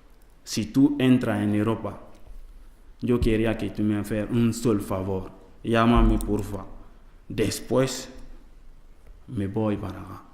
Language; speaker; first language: Spanish; non-native, learner; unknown